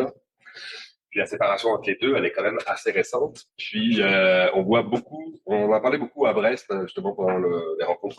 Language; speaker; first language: French; native; French